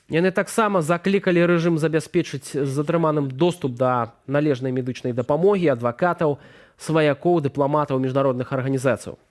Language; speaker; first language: Belarusian; native; Belarusian